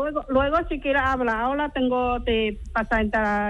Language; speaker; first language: Spanish; non-native, learner; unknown